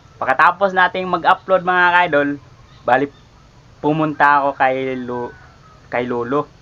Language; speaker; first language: Filipino; non-native, local second language; Cebuano